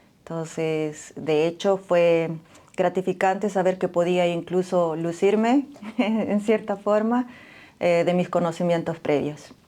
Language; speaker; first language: Spanish; native; Spanish